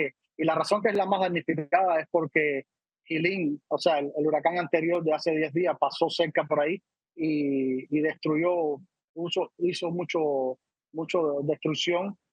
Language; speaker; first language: Spanish; native; Spanish